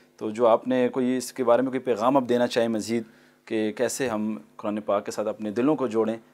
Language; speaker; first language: Urdu; native; Urdu